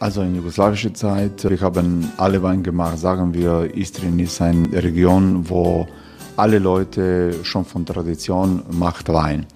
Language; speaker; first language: German; non-native, learner; Croatian